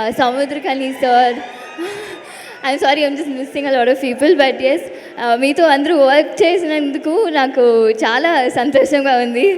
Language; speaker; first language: Telugu; non-native, learner; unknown